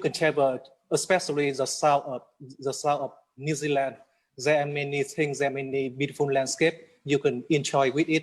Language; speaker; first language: English; non-native, learner; Vietnamese